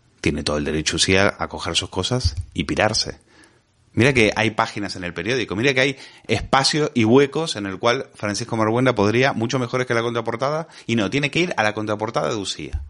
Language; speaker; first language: Spanish; native; Spanish